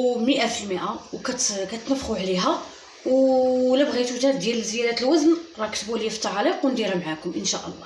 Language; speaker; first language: Arabic; native; Arabic